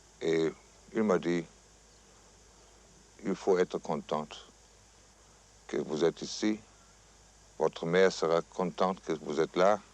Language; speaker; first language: French; non-native, fluent; German